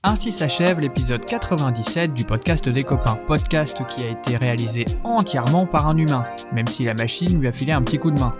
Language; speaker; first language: French; native; French